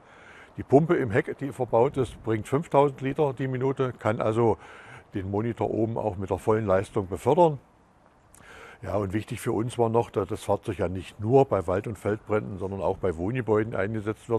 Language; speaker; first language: German; native; German